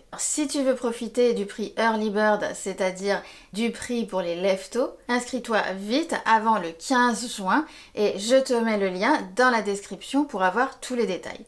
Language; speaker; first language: French; native; French